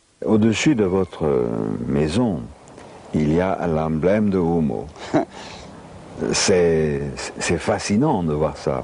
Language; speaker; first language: French; native; French